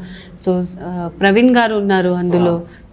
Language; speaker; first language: Telugu; non-native, local second language; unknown